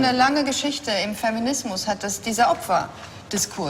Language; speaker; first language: German; native; German